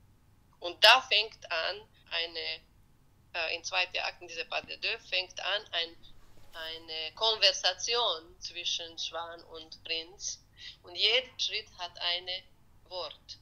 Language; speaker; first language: German; non-native, fluent; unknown